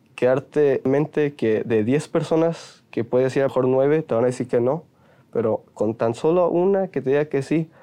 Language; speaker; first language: Spanish; early bilingual, heritage; Spanish